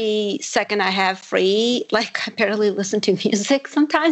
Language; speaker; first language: English; non-native, fluent; Armenian